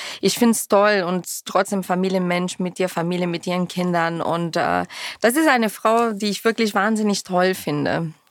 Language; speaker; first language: German; non-native, fluent; Portuguese